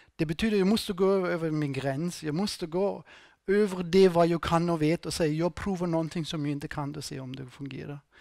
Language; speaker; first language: Swedish; non-native, fluent; German